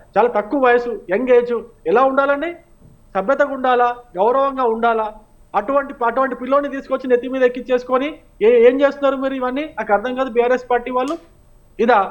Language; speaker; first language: Telugu; native; Telugu